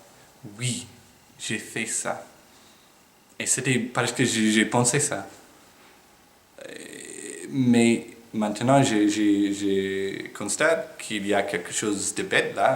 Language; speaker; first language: French; non-native, fluent; English